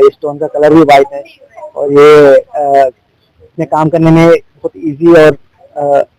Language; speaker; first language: Hindi; non-native, local second language; Telugu